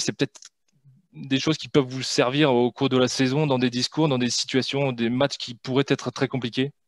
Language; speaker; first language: French; native; French